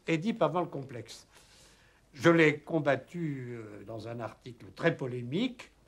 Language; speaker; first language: French; native; French